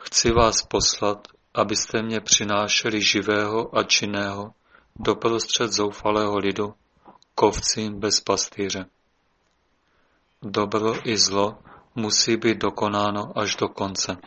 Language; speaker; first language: Czech; native; Czech